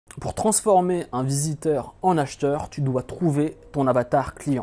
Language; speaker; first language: French; native; French